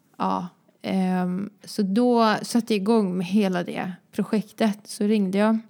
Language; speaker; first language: Swedish; early bilingual, other home language; Croatian